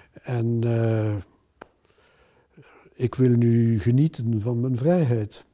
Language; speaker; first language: Dutch; non-native, local second language; French